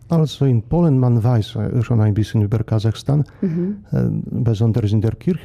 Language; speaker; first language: German; non-native, fluent; Polish